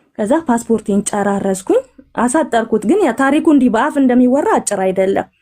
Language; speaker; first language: Amharic; native; Amharic